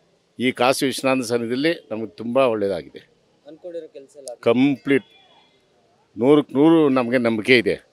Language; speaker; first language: Kannada; native; Kannada